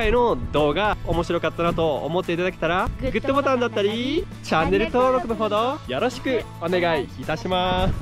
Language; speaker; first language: Japanese; native; Japanese